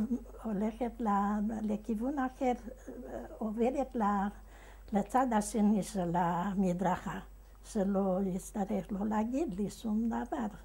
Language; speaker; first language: Hebrew; non-native, fluent; Hungarian